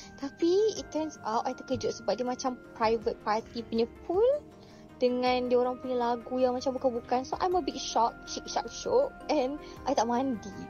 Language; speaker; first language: Malay; native; Malay